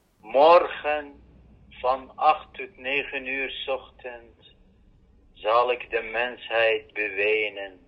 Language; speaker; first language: Dutch; non-native, fluent; Arabic